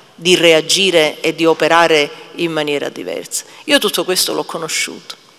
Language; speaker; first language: Italian; native; Italian